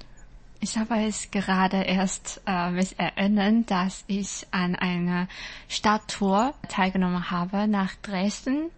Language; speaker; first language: German; non-native, learner; Chinese